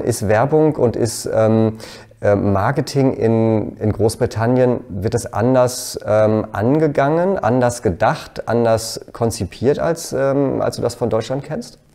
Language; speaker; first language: German; native; German